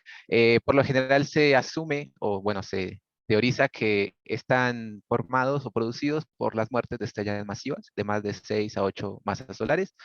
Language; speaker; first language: Spanish; native; Spanish